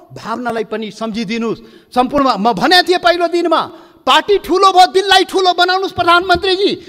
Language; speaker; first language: Nepali; non-native, local second language; Maithili